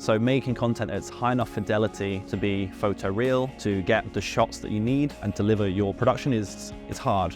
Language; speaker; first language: English; native; English